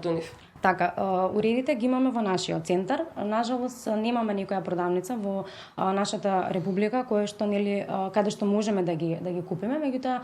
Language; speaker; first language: Macedonian; native; Macedonian